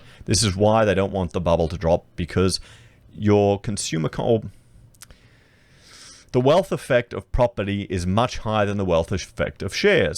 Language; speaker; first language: English; native; English